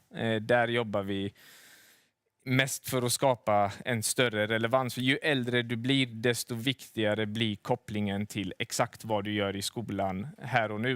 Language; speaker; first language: Swedish; native; Swedish